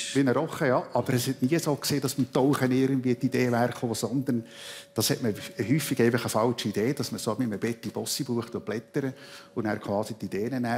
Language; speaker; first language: German; native; German